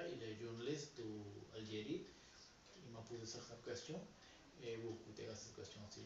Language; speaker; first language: French; non-native, learner; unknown